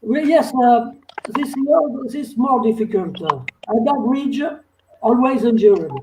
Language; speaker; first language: English; non-native, learner; French